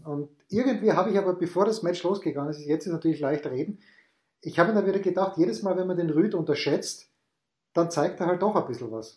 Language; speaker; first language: German; native; German